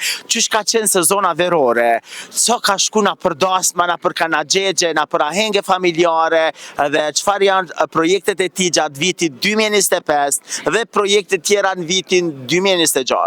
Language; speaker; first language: Albanian; native; Albanian